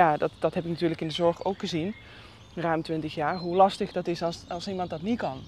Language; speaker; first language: Dutch; non-native, fluent; Finnish